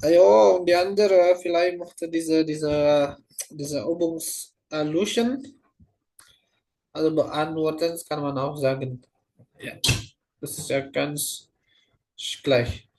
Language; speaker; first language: German; non-native, learner; Indonesian